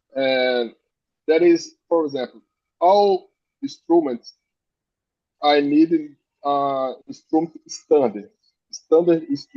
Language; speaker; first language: English; non-native, learner; Portuguese